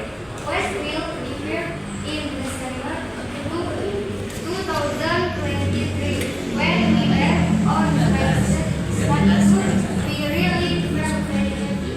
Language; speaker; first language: English; non-native, learner; Indonesian